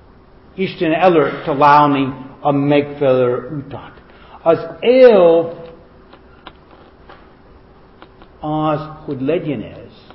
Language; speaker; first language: Hungarian; non-native, fluent; English